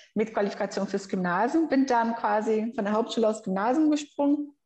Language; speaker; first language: German; non-native, fluent; Portuguese